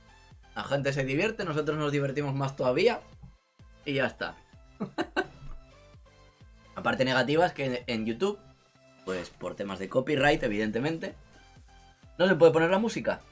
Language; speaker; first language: Spanish; native; Spanish